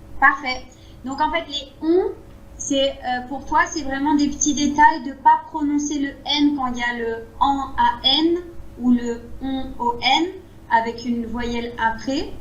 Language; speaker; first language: French; native; French